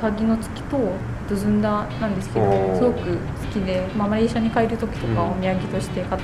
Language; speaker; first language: Japanese; non-native, fluent; Malay